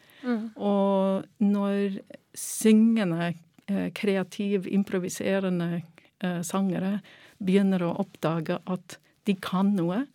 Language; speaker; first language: Norwegian; non-native, fluent; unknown